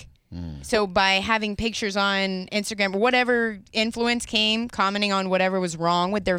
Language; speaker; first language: English; native; English